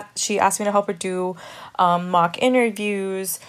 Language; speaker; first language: English; early bilingual, other home language; Spanish